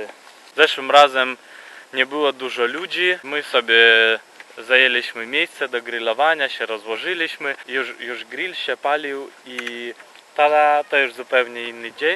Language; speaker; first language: Polish; non-native, fluent; Russian